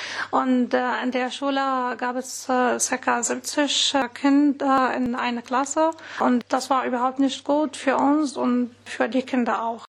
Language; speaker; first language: German; non-native, fluent; Arabic